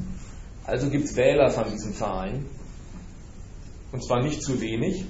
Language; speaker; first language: German; native; German